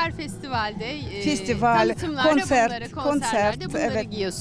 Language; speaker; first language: Turkish; native; Turkish